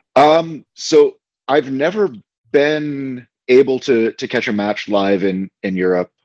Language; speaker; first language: English; native; English